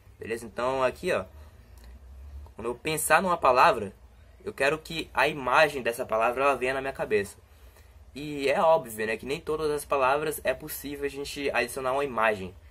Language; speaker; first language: Portuguese; native; Portuguese